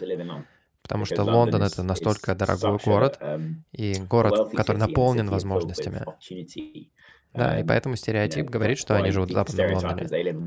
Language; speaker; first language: Russian; non-native, fluent; English